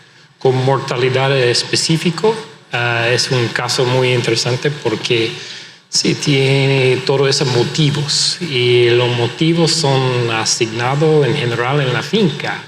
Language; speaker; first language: Spanish; non-native, fluent; English